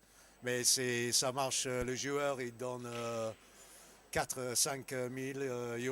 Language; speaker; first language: French; non-native, learner; English